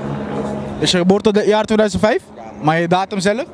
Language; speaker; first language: Dutch; native; Dutch